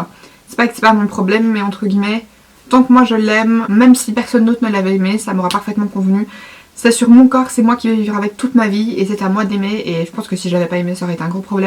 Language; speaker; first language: French; native; French